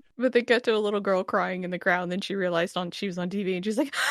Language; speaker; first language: English; native; English